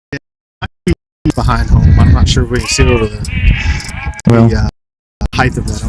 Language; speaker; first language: English; native; English